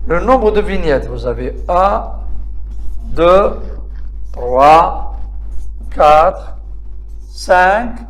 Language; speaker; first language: French; non-native, local second language; Arabic